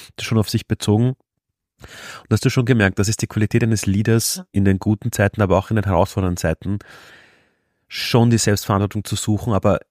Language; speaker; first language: German; native; German